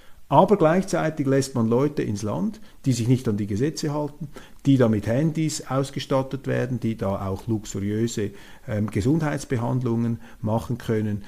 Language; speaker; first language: German; native; German